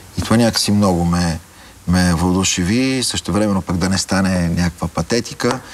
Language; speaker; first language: Bulgarian; native; Bulgarian